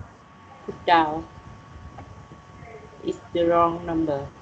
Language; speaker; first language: English; non-native, learner; Vietnamese